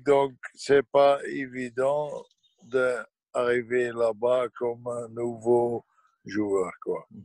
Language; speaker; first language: French; non-native, local second language; Dutch